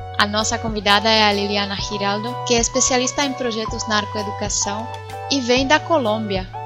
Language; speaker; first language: Portuguese; non-native, fluent; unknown